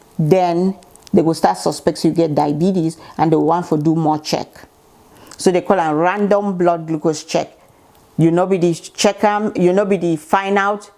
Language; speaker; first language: Nigerian Pidgin; native; Nigerian Pidgin